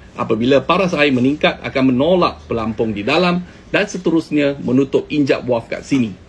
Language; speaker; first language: Malay; native; Malay